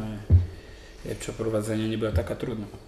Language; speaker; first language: Polish; non-native, learner; Italian